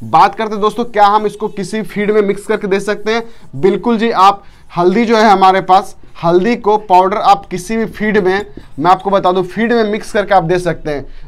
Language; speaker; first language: Hindi; native; Hindi